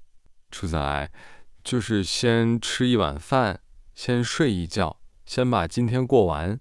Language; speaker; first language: Chinese; non-native, fluent; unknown